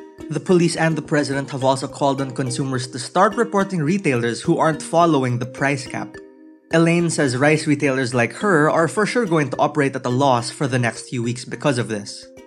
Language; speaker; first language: English; non-native, local second language; Filipino